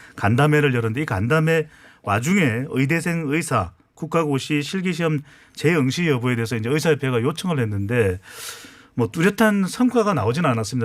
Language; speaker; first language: Korean; native; Korean